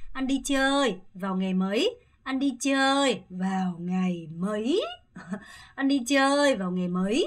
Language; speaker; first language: Vietnamese; non-native, fluent; Korean